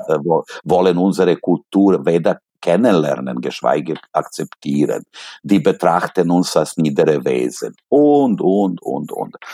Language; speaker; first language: German; non-native, fluent; Serbian